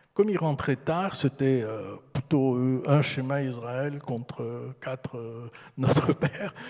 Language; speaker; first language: French; early bilingual, heritage; French